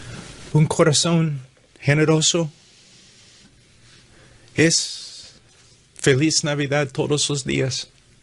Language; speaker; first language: Spanish; non-native, fluent; English